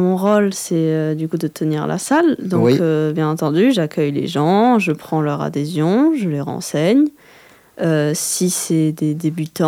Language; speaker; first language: French; native; French